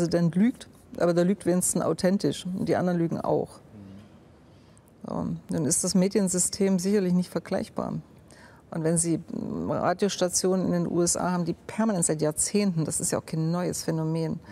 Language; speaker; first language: German; native; German